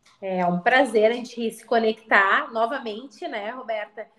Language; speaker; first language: Portuguese; native; Portuguese